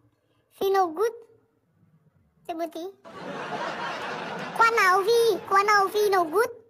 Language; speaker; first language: Vietnamese; non-native, learner; Indonesian